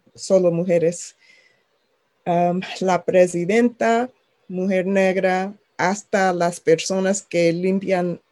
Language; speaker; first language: Spanish; non-native, fluent; English